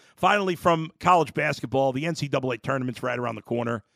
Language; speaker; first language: English; native; English